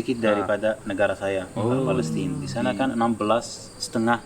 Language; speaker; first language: Indonesian; non-native, fluent; Arabic